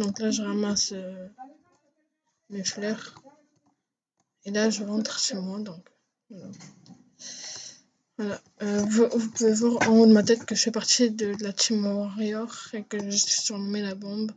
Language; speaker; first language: French; native; French